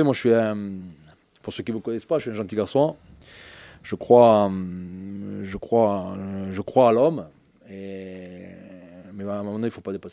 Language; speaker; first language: French; native; French